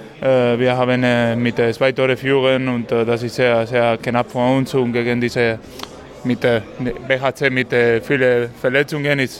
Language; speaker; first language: German; non-native, learner; Spanish